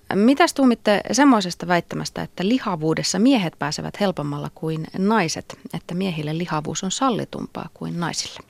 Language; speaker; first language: Finnish; native; Finnish